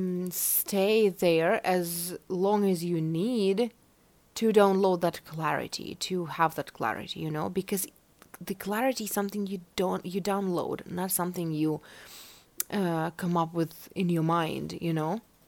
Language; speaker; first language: English; non-native, fluent; Russian